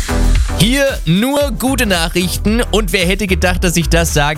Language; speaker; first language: German; native; German